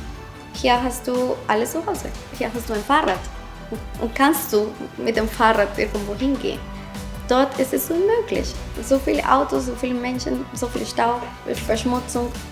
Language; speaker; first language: German; non-native, fluent; Spanish